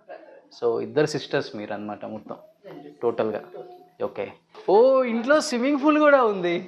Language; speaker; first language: Telugu; native; Telugu